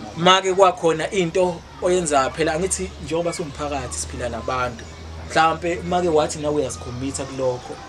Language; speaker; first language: Zulu; native; Zulu